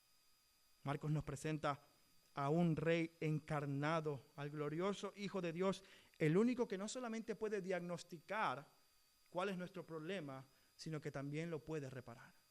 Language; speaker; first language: Spanish; native; Spanish